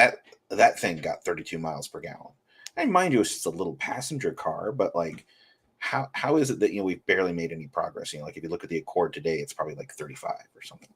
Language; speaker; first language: English; native; English